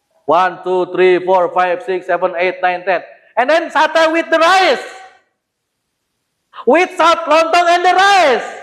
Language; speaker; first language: English; non-native, learner; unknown